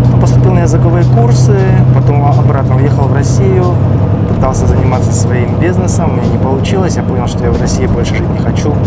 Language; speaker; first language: Russian; early bilingual, other home language; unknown